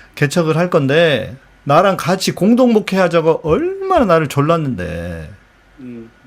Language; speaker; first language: Korean; native; Korean